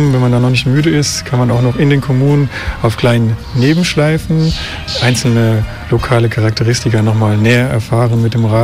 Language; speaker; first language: German; native; German